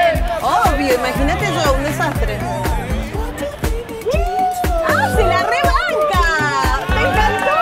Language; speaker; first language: Spanish; native; Spanish